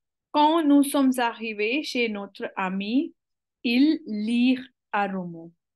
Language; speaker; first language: French; non-native, fluent; Hindi